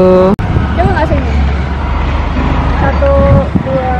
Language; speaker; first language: Indonesian; non-native, learner; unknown